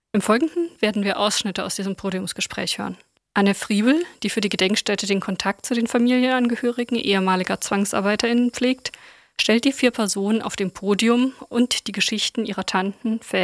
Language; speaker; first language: German; native; German